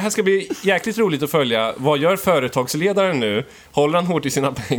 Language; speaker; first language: Swedish; native; Swedish